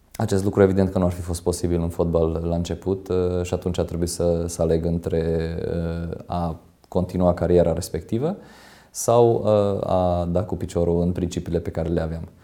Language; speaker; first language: Romanian; non-native, local second language; Hungarian